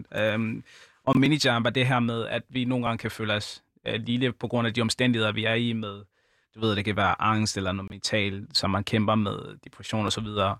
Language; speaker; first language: Danish; early bilingual, other home language; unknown